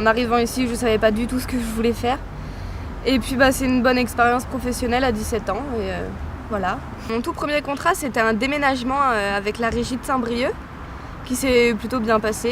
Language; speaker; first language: French; native; French